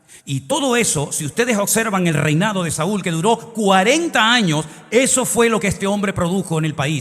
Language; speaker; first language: Spanish; native; Spanish